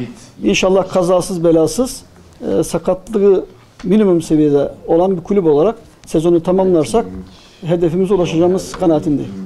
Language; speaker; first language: Turkish; native; Turkish